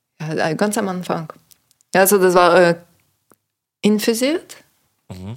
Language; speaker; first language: German; non-native, learner; French